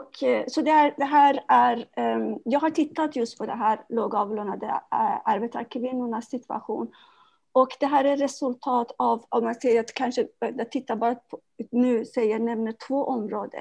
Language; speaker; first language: Swedish; non-native, fluent; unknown